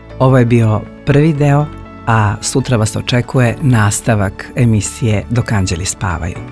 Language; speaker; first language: Serbian; native; Serbian